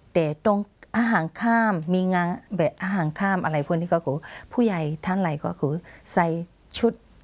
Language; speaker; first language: Thai; non-native, fluent; Burmese